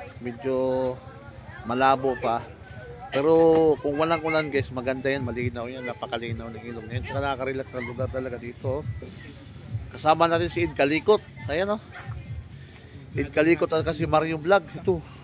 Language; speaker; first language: Filipino; native; Filipino